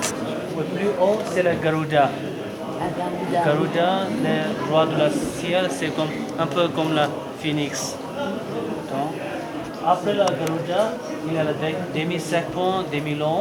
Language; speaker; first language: French; non-native, learner; Tibetan